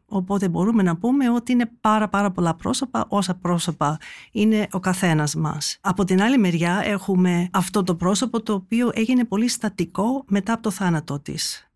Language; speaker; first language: Greek; early bilingual, heritage; Greek